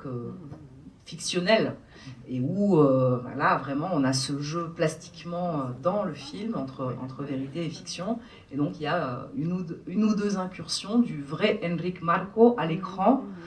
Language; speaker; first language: French; native; French